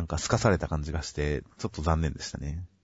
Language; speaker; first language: Japanese; native; Japanese